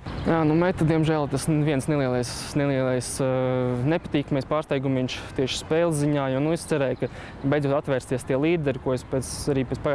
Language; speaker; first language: Latvian; native; Latvian